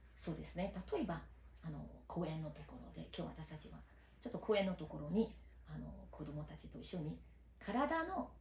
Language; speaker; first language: Japanese; non-native, fluent; Chinese